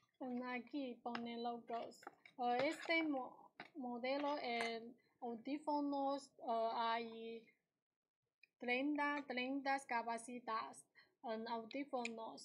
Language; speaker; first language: Spanish; non-native, learner; Chinese